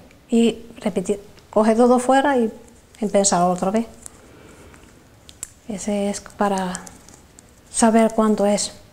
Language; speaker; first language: Spanish; non-native, learner; Finnish